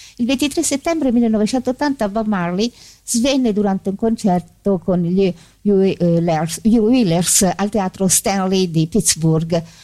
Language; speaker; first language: Italian; native; Italian